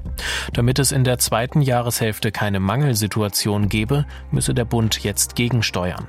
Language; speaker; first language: German; native; German